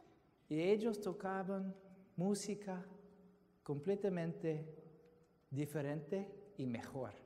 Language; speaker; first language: Spanish; non-native, fluent; English